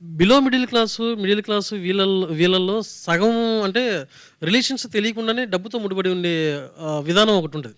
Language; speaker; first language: Telugu; native; Telugu